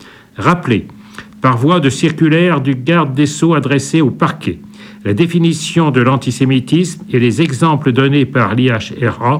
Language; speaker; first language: French; native; French